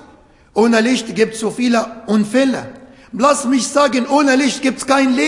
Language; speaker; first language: German; non-native, fluent; Arabic